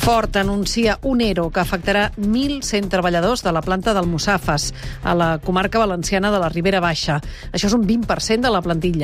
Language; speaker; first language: Catalan; native; Catalan